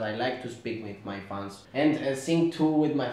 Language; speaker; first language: English; non-native, learner; Greek